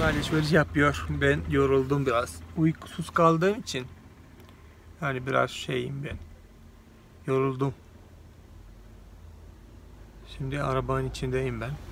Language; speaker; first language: Turkish; non-native, fluent; Malayalam